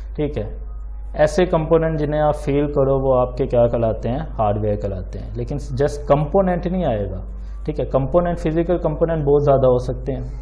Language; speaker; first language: Urdu; non-native, local second language; Punjabi